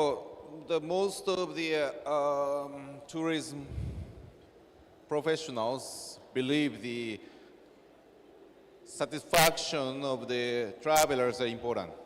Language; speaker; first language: English; non-native, learner; Japanese